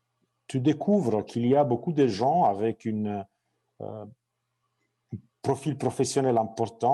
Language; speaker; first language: French; non-native, fluent; Italian